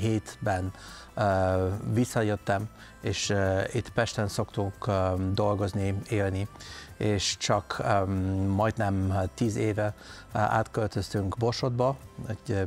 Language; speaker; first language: Hungarian; non-native, fluent; Dutch